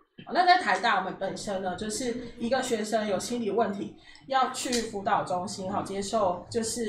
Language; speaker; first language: Chinese; native; Chinese